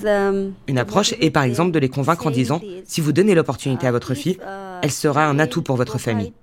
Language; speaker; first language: French; non-native, fluent; Bangla